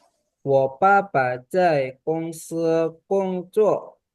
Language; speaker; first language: Chinese; non-native, fluent; Indonesian